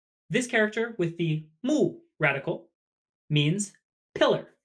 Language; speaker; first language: English; native; English